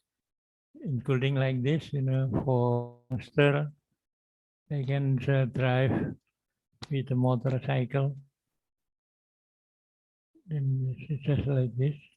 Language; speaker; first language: English; non-native, learner; Indonesian